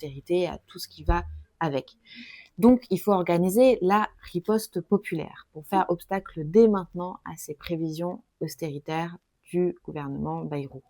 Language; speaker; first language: French; native; French